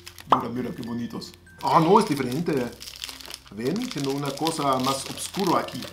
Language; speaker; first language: Spanish; non-native, learner; German